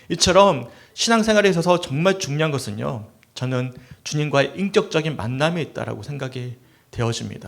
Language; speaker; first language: Korean; native; Korean